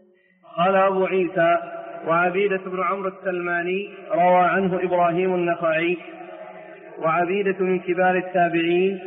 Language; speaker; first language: Arabic; native; Arabic